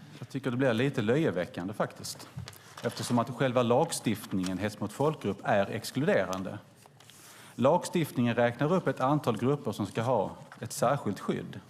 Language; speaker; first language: Swedish; native; Swedish